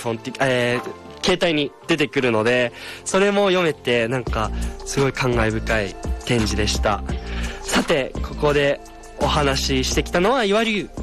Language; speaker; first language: Japanese; native; Japanese